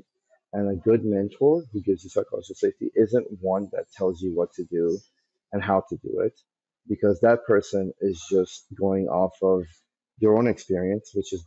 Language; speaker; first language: English; early bilingual, other home language; Persian